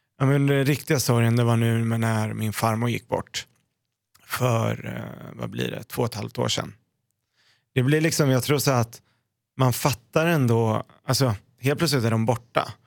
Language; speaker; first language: Swedish; early bilingual, other home language; Arabic